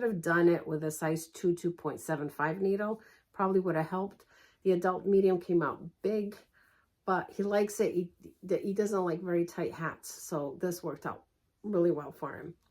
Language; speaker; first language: English; early bilingual, other home language; Portuguese